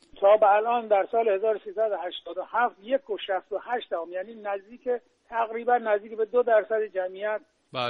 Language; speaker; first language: Persian; native; Persian